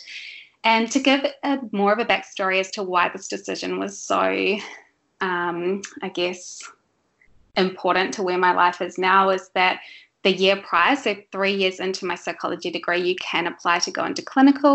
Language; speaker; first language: English; native; English